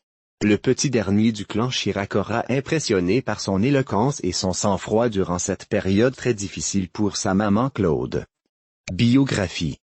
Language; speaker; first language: French; native; French